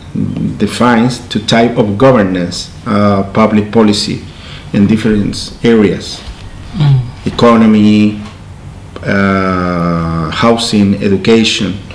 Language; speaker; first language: English; non-native, learner; Spanish